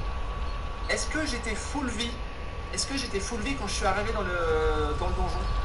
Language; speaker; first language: French; native; French